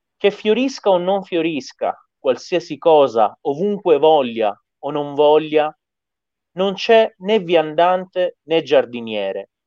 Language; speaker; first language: Italian; non-native, fluent; Persian